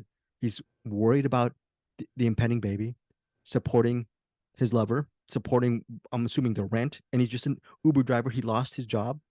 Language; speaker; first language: English; native; English